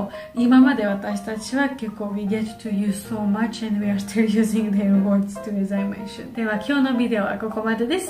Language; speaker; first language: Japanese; non-native, learner; Georgian